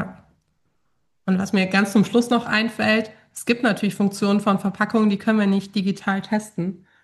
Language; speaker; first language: German; native; German